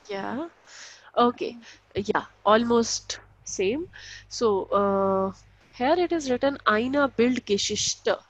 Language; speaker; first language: German; non-native, local second language; Hindi